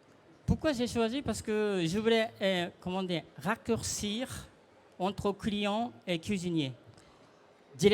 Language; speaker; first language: French; non-native, fluent; Japanese